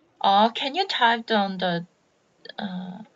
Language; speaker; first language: English; non-native, learner; Korean